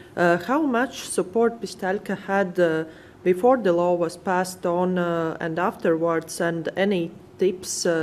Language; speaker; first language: English; non-native, fluent; Latvian